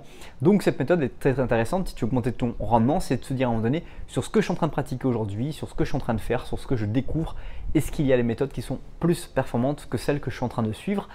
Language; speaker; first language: French; native; French